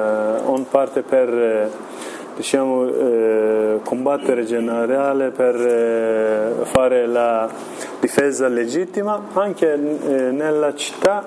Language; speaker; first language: Italian; non-native, learner; Kurdish